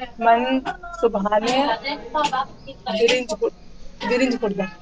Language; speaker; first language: Persian; non-native, learner; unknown